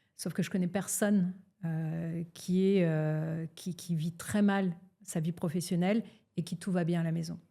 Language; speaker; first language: French; early bilingual, other home language; Portuguese